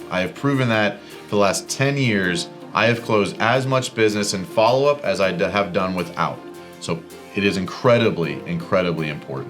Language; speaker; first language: English; native; English